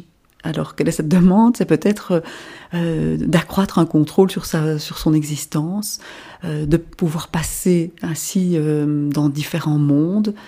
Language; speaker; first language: French; native; French